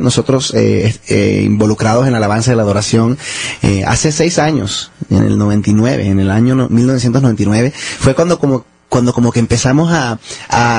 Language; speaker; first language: Spanish; early bilingual, heritage; Spanish